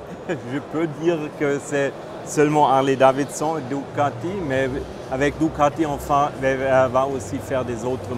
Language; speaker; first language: French; non-native, fluent; German